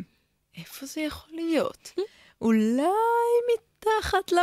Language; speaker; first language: Hebrew; native; Hebrew